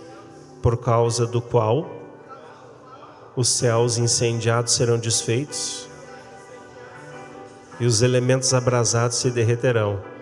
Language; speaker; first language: Portuguese; native; Portuguese